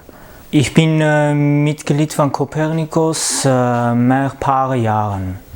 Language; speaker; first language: German; non-native, learner; French